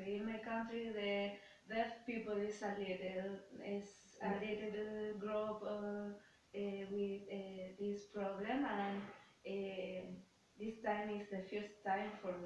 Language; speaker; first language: English; non-native, learner; Spanish